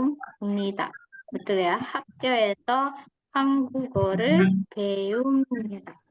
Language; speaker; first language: Korean; non-native, fluent; Indonesian